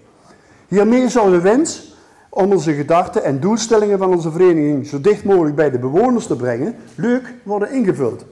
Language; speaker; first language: Dutch; native; Dutch